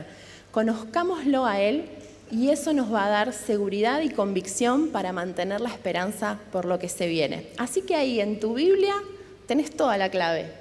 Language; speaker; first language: Spanish; native; Spanish